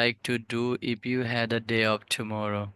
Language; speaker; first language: English; non-native, fluent; Bangla